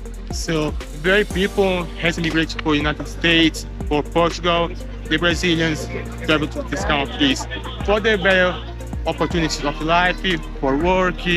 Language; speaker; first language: English; non-native, learner; Portuguese